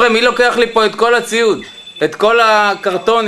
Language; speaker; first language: Hebrew; native; Hebrew